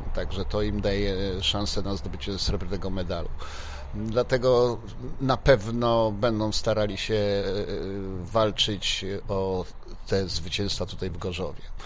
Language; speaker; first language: Polish; native; Polish